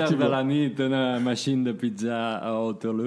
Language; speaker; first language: French; non-native, learner; Spanish